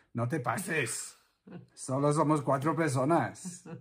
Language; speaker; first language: Spanish; non-native, fluent; English